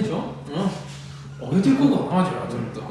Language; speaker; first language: Japanese; native; Japanese